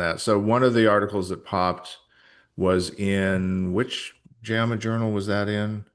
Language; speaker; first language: English; native; English